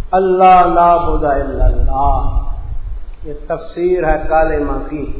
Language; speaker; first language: Urdu; non-native, local second language; Saraiki